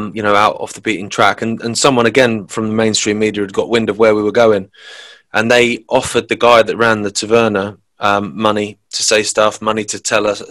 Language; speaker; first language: English; native; English